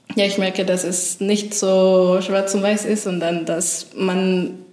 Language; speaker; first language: German; non-native, fluent; Spanish